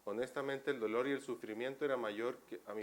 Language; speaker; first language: Spanish; native; Spanish